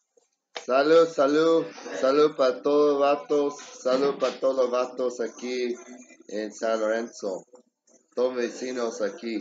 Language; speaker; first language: Spanish; early bilingual, heritage; English